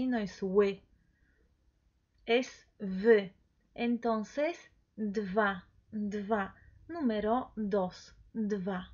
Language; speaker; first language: Spanish; non-native, fluent; Polish